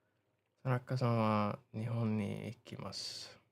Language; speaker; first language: Japanese; non-native, learner; English